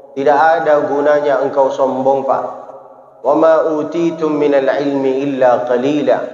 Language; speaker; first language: Malay; early bilingual, heritage; Malay